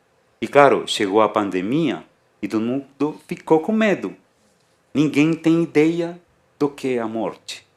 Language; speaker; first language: Portuguese; non-native, fluent; Spanish